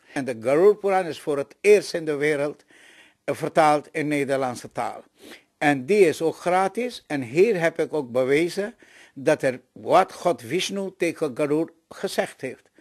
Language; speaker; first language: Dutch; non-native, local second language; Caribbean Hindustani